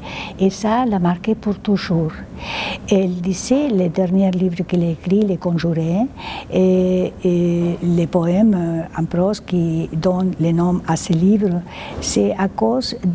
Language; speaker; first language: French; non-native, fluent; Spanish